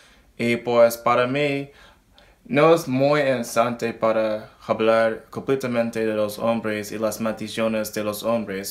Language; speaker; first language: Spanish; non-native, learner; English